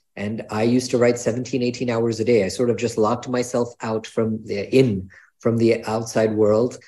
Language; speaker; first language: English; native; English